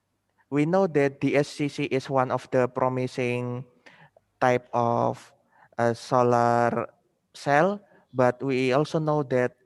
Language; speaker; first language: English; non-native, fluent; Indonesian